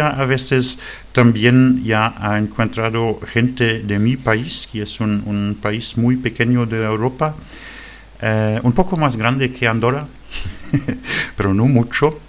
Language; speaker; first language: Spanish; non-native, fluent; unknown